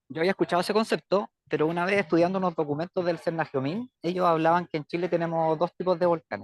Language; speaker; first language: Spanish; native; Spanish